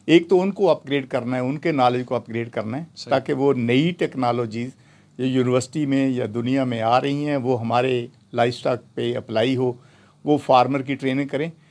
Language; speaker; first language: Urdu; non-native, local second language; Punjabi